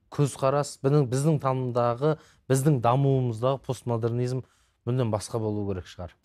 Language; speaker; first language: Kazakh; native; Kazakh